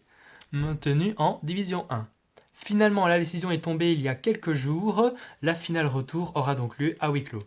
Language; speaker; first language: French; native; French